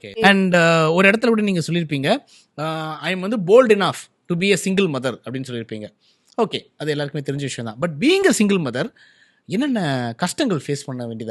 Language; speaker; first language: Tamil; native; Tamil